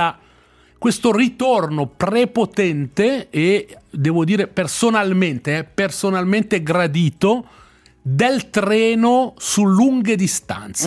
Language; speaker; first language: Italian; native; Italian